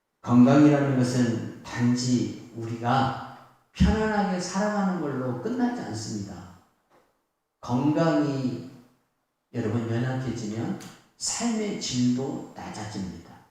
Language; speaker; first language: Korean; native; Korean